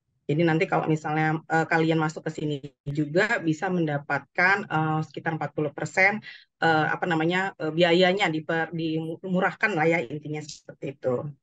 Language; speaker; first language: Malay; non-native, fluent; Japanese